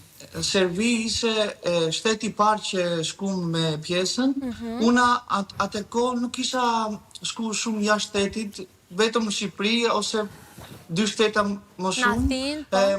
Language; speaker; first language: Albanian; early bilingual, heritage; Albanian